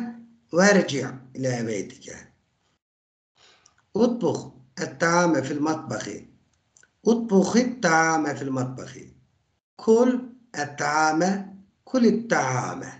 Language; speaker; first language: Arabic; non-native, fluent; Turkish